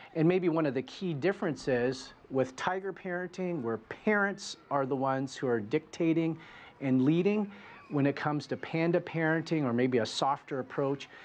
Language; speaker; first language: English; native; English